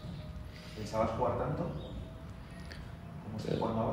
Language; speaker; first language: Spanish; native; Spanish